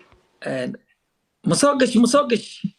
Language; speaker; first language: English; non-native, learner; Somali